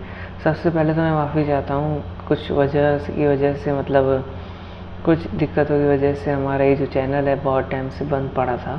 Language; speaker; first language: Hindi; native; Hindi